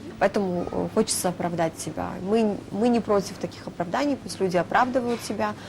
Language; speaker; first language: Russian; native; Russian